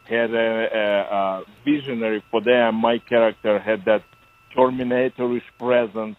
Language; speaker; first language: English; non-native, fluent; Ukrainian